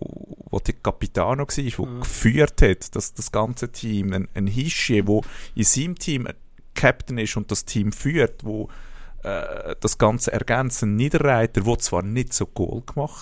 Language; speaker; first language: German; native; German